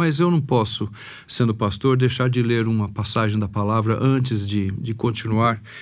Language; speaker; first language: Portuguese; native; Portuguese